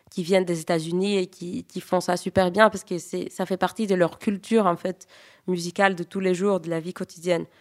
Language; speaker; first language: French; early bilingual, other home language; Greek